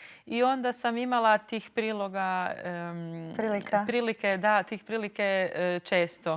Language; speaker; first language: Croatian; non-native, local second language; Albanian